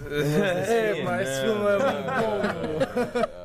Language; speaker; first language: Portuguese; native; Portuguese